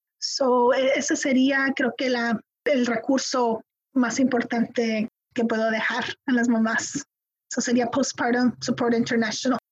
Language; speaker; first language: Spanish; early bilingual, heritage; Spanish